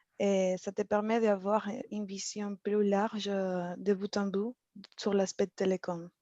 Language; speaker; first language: French; non-native, fluent; Spanish